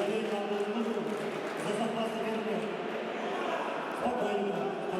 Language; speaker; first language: Russian; native; Russian